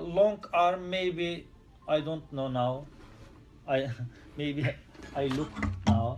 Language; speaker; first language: English; non-native, learner; Turkish